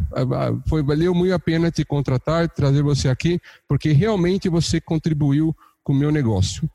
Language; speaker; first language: Portuguese; native; Portuguese